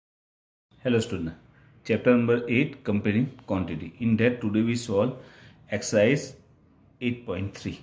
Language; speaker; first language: English; non-native, local second language; Gujarati